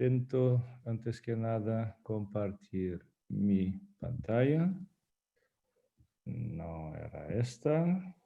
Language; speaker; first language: Spanish; non-native, fluent; Portuguese